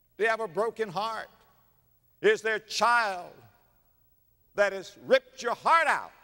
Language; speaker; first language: English; native; English